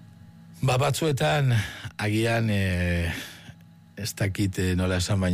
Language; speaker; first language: Basque; native; Basque